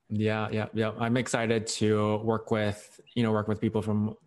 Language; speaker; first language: English; non-native, local second language; Cantonese